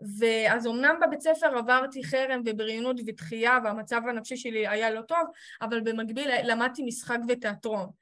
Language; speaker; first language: Hebrew; native; Hebrew